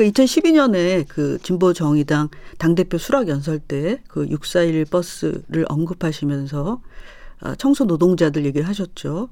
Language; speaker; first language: Korean; native; Korean